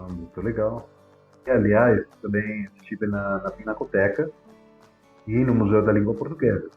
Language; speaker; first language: Portuguese; non-native, fluent; Spanish